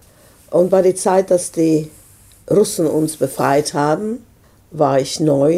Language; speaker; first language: German; non-native, fluent; Serbian